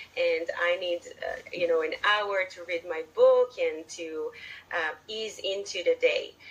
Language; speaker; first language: English; non-native, fluent; Hebrew